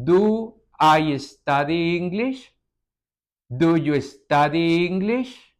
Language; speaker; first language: English; non-native, fluent; Spanish